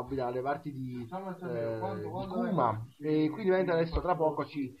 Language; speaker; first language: Italian; native; Italian